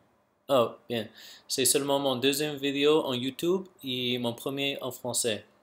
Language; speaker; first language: French; non-native, local second language; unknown